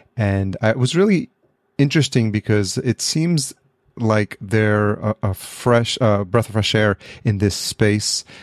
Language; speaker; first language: English; early bilingual, other home language; Spanish